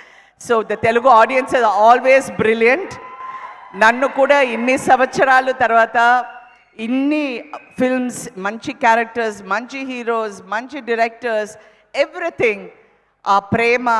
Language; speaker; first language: Telugu; non-native, fluent; Tamil